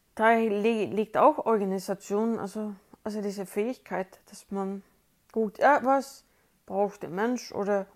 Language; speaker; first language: German; non-native, fluent; Swedish